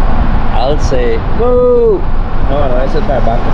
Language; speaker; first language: Spanish; non-native, fluent; English